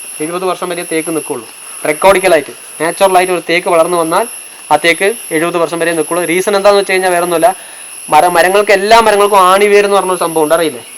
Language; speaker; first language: Malayalam; non-native, local second language; Tamil